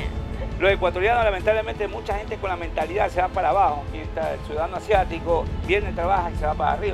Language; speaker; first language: Spanish; native; Spanish